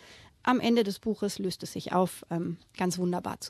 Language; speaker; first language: German; native; German